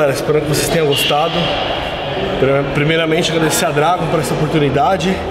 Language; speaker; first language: Portuguese; native; Portuguese